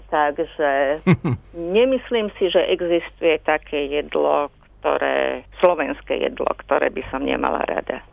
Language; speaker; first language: Slovak; native; Slovak